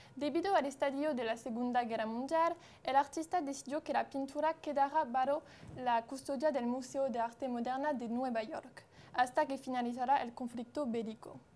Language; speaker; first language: Spanish; non-native, fluent; French